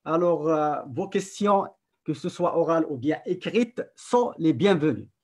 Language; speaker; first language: French; non-native, local second language; Arabic